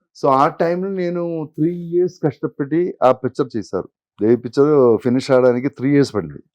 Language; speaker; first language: Telugu; non-native, fluent; Malayalam